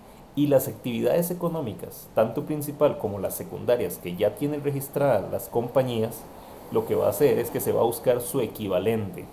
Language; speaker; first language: Spanish; native; Spanish